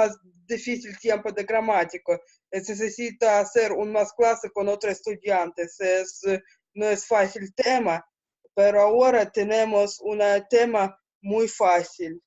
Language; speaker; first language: Spanish; non-native, learner; Russian